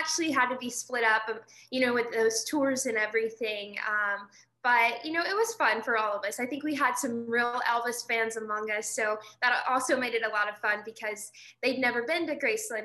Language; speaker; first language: English; native; English